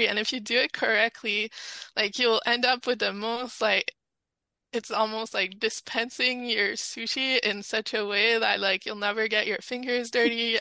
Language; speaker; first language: English; non-native, fluent; French